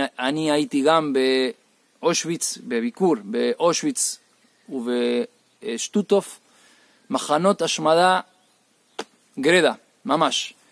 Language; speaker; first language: Hebrew; non-native, fluent; Spanish